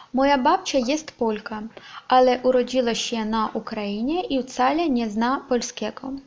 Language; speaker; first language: Polish; non-native, learner; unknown